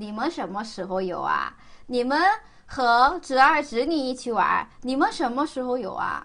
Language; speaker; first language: Chinese; non-native, fluent; Korean